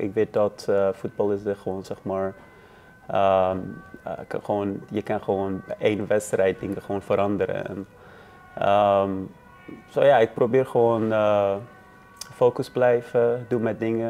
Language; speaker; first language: Dutch; non-native, learner; Persian